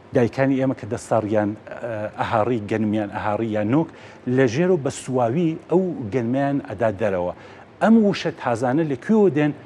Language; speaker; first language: Central Kurdish; native; Central Kurdish